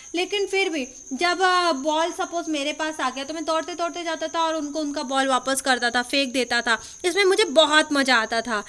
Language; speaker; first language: Hindi; non-native, local second language; Marathi